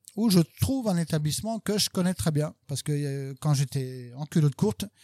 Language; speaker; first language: French; native; French